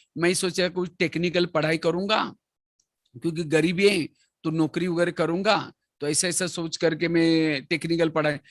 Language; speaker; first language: Hindi; non-native, local second language; Marathi